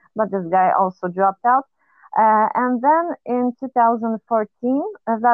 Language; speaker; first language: English; non-native, fluent; Polish